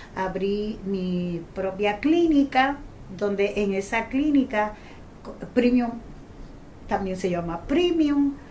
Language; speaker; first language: Spanish; native; Spanish